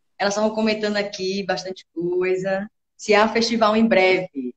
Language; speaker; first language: Portuguese; native; Portuguese